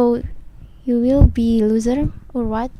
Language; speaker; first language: English; non-native, learner; Indonesian